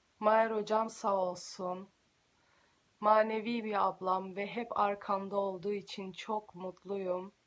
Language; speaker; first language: Turkish; early bilingual, heritage; Turkish